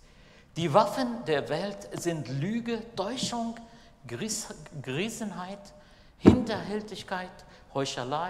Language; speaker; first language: German; non-native, fluent; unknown